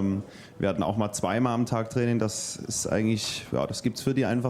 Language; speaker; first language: German; native; German